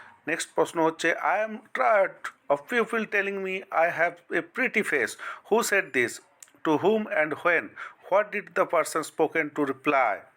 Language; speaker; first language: English; non-native, local second language; Bangla